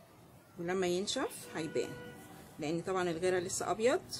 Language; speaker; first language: Arabic; native; Arabic